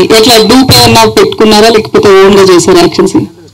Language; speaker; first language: Telugu; native; Telugu